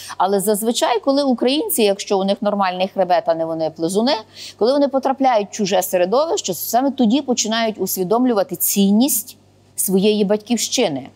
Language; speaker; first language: Ukrainian; native; Ukrainian